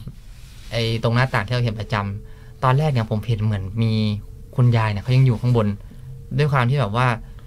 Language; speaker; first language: Thai; native; Thai